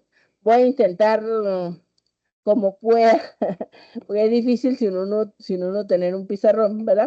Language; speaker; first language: Spanish; native; Spanish